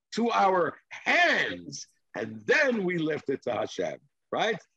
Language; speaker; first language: English; non-native, fluent; Hebrew